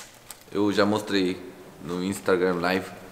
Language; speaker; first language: Portuguese; non-native, learner; Korean